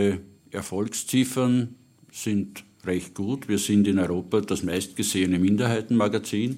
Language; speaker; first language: German; native; German